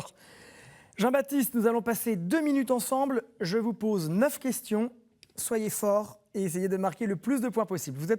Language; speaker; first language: French; native; French